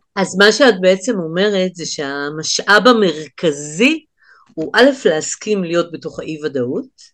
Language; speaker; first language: Hebrew; native; Hebrew